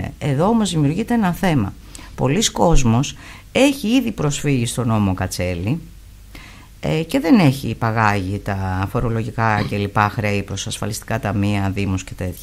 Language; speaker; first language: Greek; native; Greek